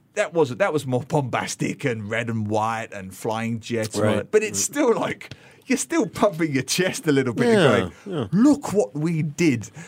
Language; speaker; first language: English; native; English